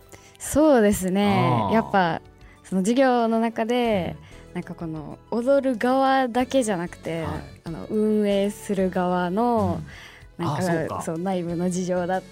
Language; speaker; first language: Japanese; native; Japanese